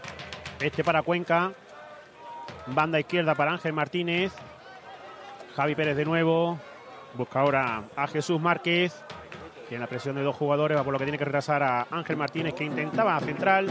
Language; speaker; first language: Spanish; native; Spanish